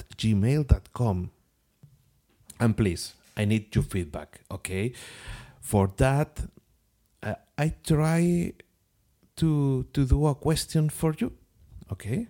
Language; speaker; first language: English; non-native, learner; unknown